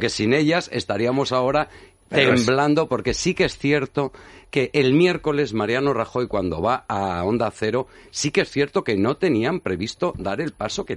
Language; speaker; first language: Spanish; native; Spanish